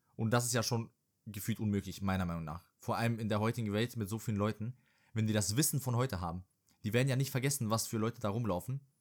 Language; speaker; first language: German; early bilingual, other home language; Serbian